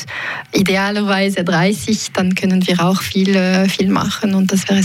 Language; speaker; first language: German; non-native, local second language; French